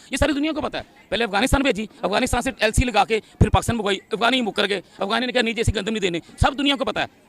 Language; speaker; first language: Urdu; non-native, local second language; Punjabi